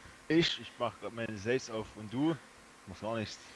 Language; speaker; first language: German; native; German